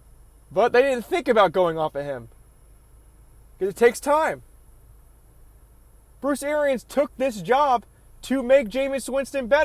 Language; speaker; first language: English; native; English